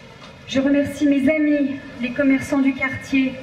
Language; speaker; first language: French; native; French